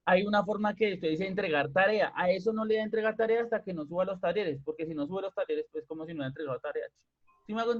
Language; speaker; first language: Spanish; native; Spanish